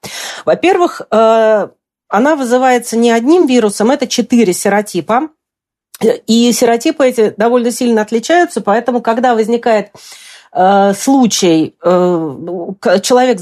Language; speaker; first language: Russian; native; Russian